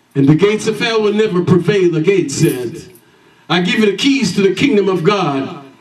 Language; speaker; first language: English; native; English